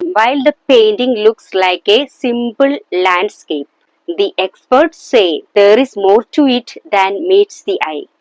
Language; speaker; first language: English; non-native, local second language; Malayalam